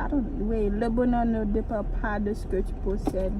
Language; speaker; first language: French; non-native, learner; Haitian Creole